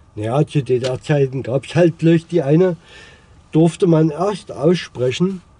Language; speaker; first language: German; native; German